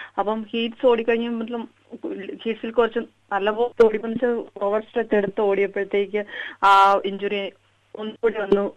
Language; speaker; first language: Malayalam; native; Malayalam